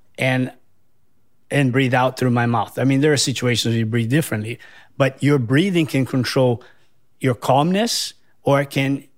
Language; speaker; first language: English; non-native, fluent; Portuguese